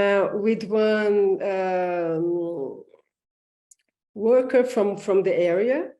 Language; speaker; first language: English; non-native, learner; Portuguese